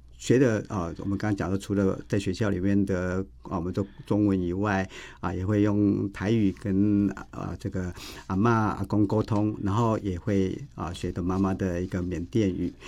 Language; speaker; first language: Chinese; native; Chinese